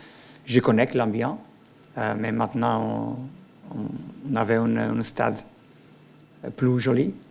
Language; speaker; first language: French; non-native, learner; Portuguese